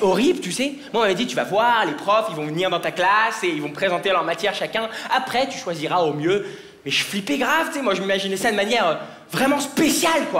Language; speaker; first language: French; native; French